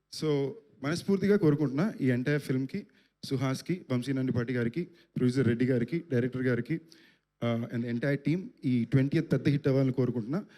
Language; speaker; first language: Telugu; native; Telugu